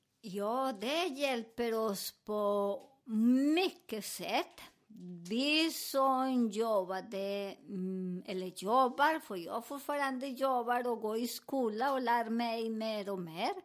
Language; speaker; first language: Swedish; non-native, learner; Spanish